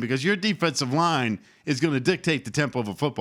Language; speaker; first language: English; native; English